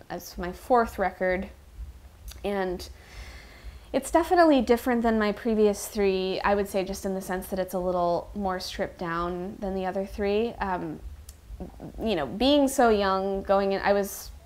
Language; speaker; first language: English; native; English